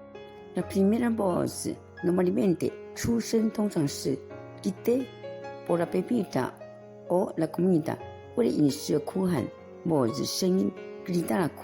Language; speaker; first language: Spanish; non-native, fluent; Chinese